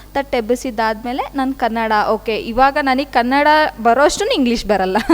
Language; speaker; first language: Kannada; non-native, local second language; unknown